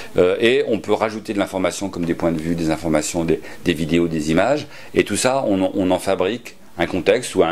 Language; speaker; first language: French; native; French